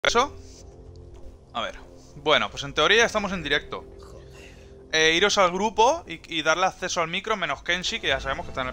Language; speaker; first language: Spanish; native; Spanish